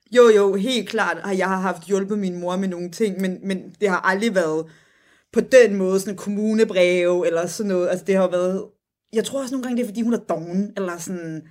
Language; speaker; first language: Danish; early bilingual, other home language; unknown